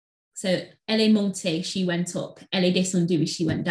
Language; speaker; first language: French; non-native, fluent; English